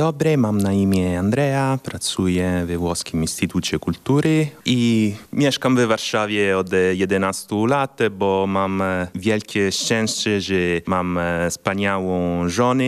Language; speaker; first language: Polish; non-native, fluent; Italian